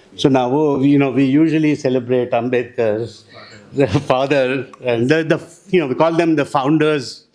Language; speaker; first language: English; non-native, local second language; Telugu